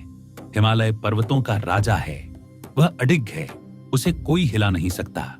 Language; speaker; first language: Hindi; native; Hindi